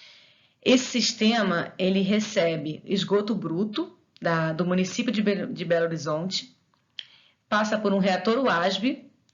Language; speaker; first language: Portuguese; native; Portuguese